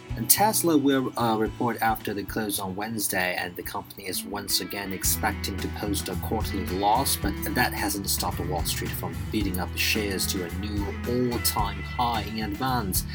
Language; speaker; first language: English; non-native, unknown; Chinese